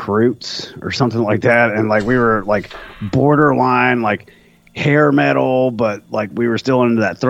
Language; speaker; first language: English; native; English